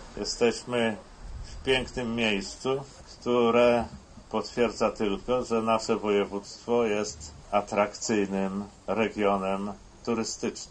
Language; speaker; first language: Polish; native; Polish